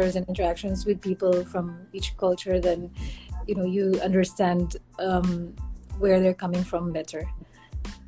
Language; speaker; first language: English; non-native, local second language; Filipino